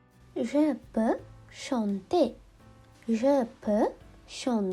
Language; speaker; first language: French; non-native, fluent; Sinhala